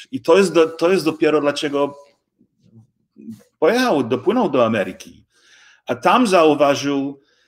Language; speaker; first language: Polish; early bilingual, heritage; English